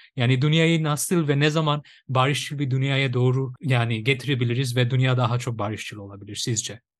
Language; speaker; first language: Turkish; non-native, fluent; Bangla